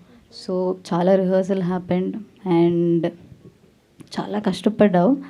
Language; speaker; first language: Telugu; non-native, learner; Malayalam